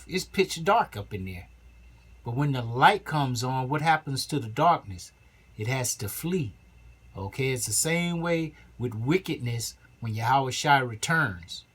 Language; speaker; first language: English; native; English